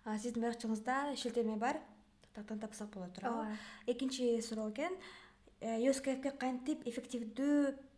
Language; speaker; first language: Kyrgyz; native; Kyrgyz